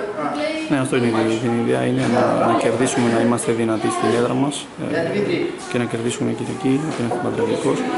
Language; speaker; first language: Greek; non-native, fluent; Spanish